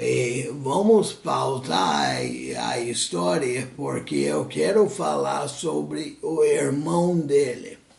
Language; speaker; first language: Portuguese; non-native, fluent; English